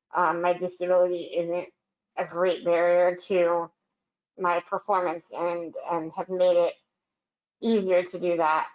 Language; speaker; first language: English; native; English